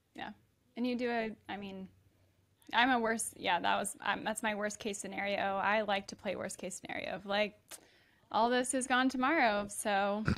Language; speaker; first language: English; native; English